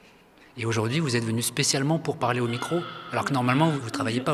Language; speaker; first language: French; native; French